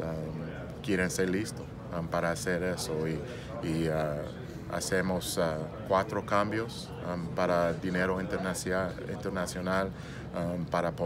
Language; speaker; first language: Spanish; non-native, learner; English